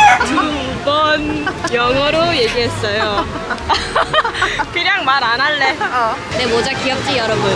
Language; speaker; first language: Korean; early bilingual, heritage; English